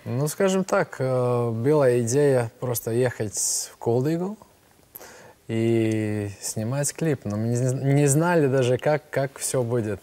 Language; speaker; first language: Russian; non-native, local second language; Latvian